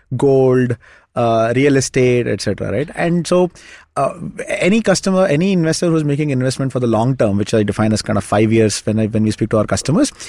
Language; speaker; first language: English; non-native, local second language; Kannada